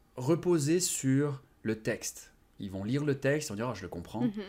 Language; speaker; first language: French; native; French